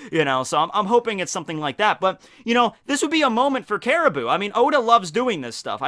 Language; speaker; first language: English; native; English